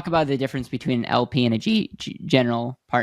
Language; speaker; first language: English; native; English